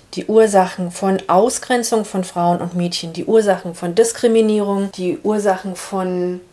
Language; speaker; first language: German; native; German